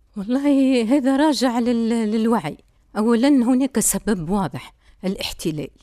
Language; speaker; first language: Arabic; native; Arabic